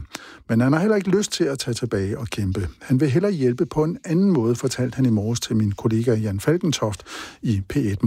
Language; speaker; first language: Danish; native; Danish